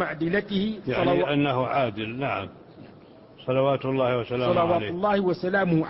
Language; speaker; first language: Arabic; native; Arabic